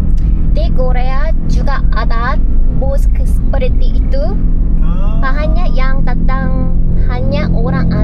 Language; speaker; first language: Indonesian; non-native, learner; Korean